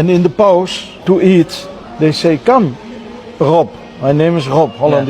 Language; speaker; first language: English; non-native, learner; Dutch